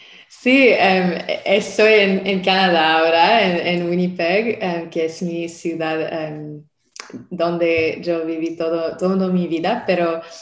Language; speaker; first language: Spanish; non-native, learner; French